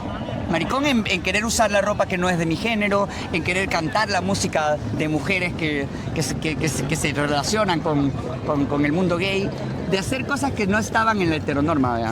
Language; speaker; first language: Spanish; native; Spanish